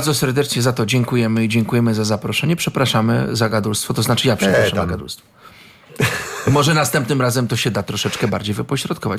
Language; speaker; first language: Polish; native; Polish